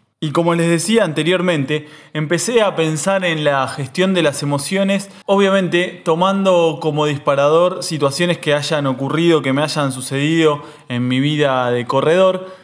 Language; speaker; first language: Spanish; native; Spanish